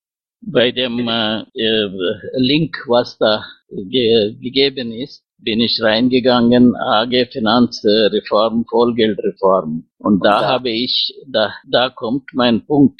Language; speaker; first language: German; non-native, fluent; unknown